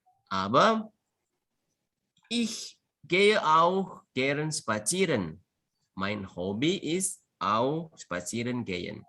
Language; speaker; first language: German; non-native, fluent; Indonesian